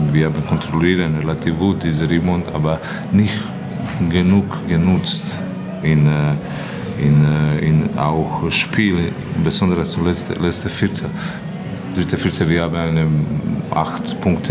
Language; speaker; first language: German; non-native, learner; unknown